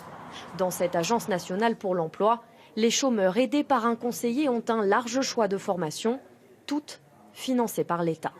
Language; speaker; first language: French; native; French